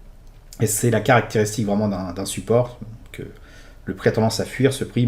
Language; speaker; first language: French; native; French